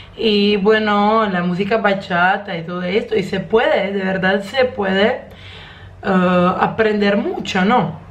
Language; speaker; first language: Spanish; non-native, fluent; Croatian